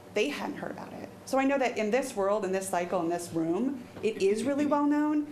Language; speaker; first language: English; native; English